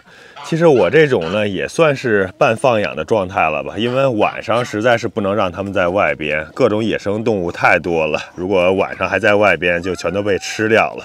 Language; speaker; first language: Chinese; native; Chinese